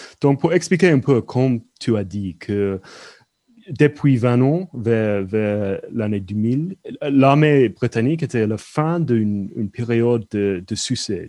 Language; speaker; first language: French; non-native, fluent; English